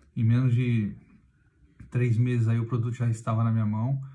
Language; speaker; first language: Portuguese; native; Portuguese